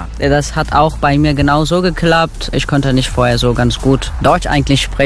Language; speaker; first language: German; non-native, learner; Turkish